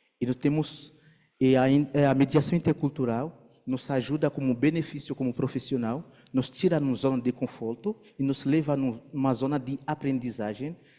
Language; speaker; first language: Portuguese; non-native, fluent; Haitian Creole